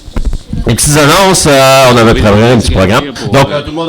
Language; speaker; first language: French; native; French